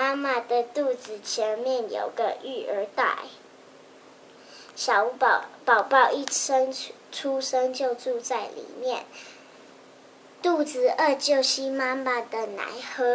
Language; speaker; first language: Chinese; native; Chinese